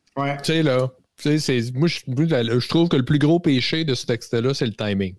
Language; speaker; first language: French; native; French